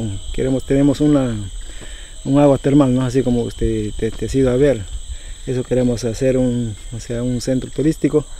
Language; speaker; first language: Spanish; non-native, local second language; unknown